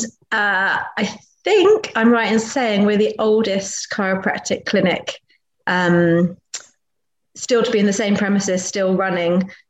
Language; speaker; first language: English; native; English